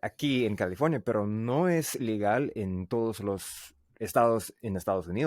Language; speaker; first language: Spanish; non-native, learner; English